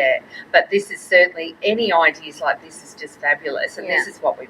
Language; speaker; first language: English; native; English